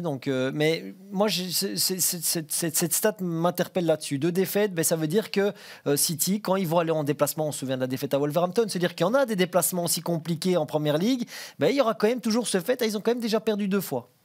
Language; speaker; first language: French; native; French